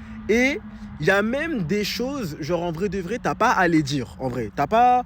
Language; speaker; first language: French; native; French